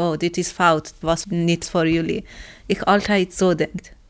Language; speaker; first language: Dutch; non-native, learner; Persian